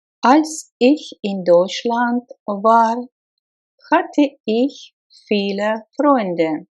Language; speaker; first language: German; non-native, fluent; Russian